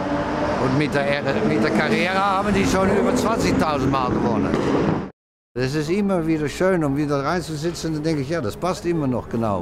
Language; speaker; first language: German; non-native, fluent; Dutch